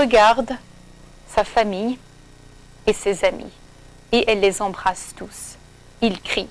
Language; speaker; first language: French; non-native, fluent; English